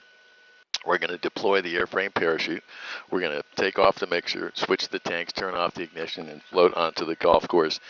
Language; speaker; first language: English; native; English